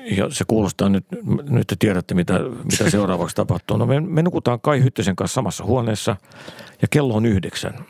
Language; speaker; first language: Finnish; native; Finnish